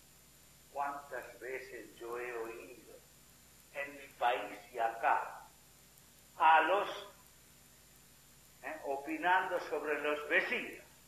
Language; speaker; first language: Spanish; non-native, fluent; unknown